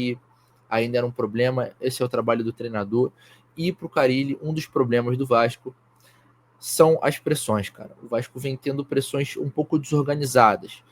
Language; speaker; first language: Portuguese; native; Portuguese